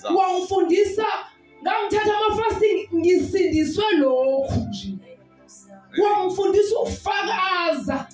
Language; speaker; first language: Zulu; native; Zulu